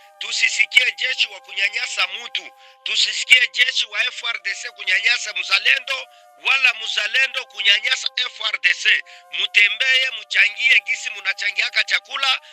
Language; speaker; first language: Swahili; native; Swahili